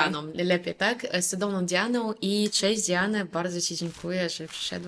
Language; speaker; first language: Polish; non-native, fluent; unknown